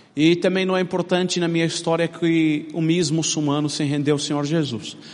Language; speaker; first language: Portuguese; non-native, fluent; Arabic